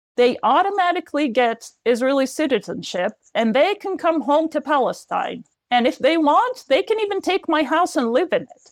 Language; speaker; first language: English; non-native, fluent; Arabic